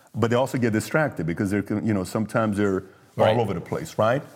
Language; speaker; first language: English; early bilingual, other home language; Persian